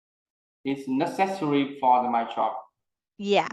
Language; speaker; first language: English; non-native, learner; Vietnamese